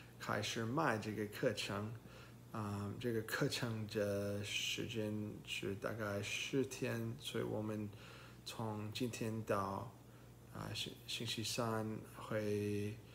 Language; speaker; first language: Chinese; non-native, learner; English